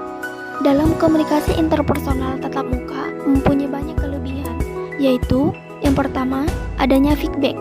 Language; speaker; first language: Indonesian; native; Indonesian